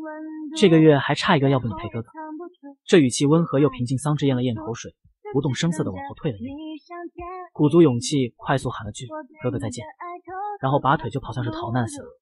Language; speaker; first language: Chinese; native; Chinese